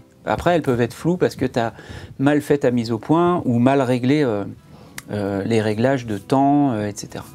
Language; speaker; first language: French; native; French